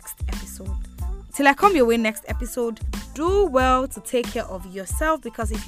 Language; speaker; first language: English; non-native, local second language; Igbo